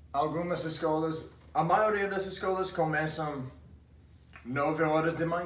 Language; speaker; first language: Portuguese; non-native, fluent; English